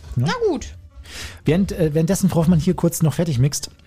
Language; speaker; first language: German; native; German